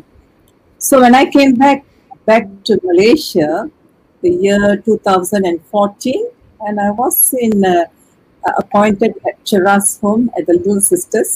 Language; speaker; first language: English; non-native, local second language; Tamil